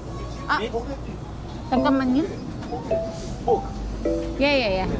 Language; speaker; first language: Korean; non-native, learner; Filipino